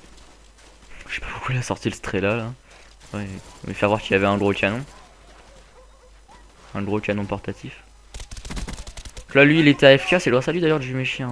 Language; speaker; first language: French; native; French